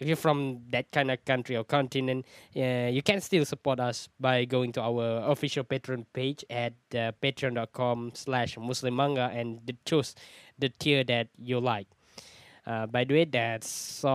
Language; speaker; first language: English; non-native, local second language; Malay